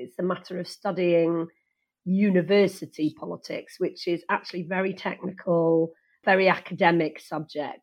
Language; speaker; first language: English; native; English